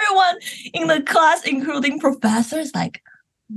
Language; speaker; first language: English; non-native, fluent; Chinese